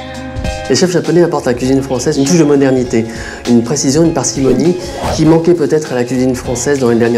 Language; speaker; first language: French; native; French